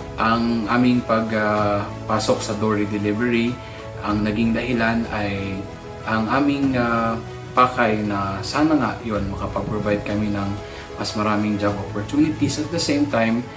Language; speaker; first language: Filipino; non-native, local second language; Bikol